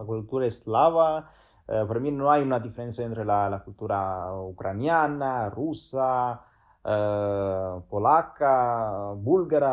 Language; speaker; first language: Spanish; non-native, fluent; Italian